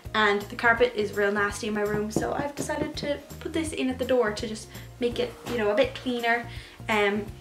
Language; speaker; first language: English; native; English